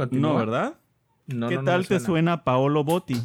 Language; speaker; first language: Spanish; native; Spanish